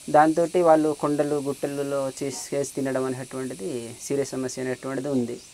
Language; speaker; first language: Telugu; native; Telugu